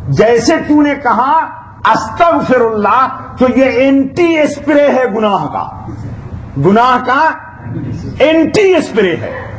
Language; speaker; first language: Urdu; native; Urdu